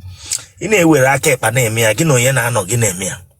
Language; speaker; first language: Igbo; native; Igbo